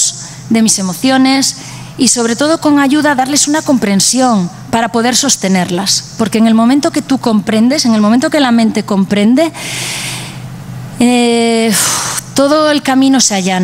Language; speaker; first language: Spanish; native; Spanish